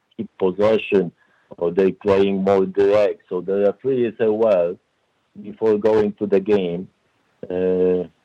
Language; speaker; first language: English; non-native, fluent; Polish